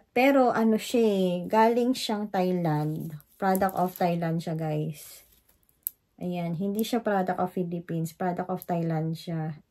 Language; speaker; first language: Filipino; native; Filipino